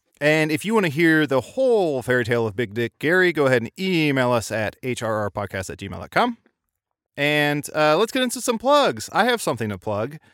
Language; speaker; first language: English; native; English